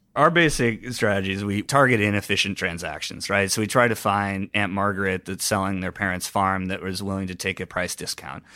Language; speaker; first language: English; native; English